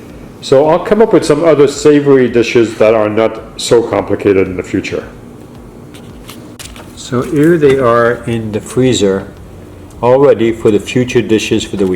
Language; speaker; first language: English; native; English